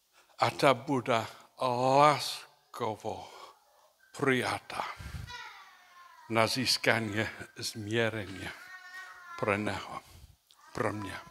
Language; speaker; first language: Czech; non-native, learner; English